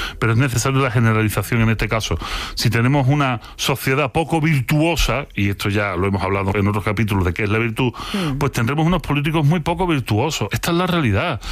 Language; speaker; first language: Spanish; native; Spanish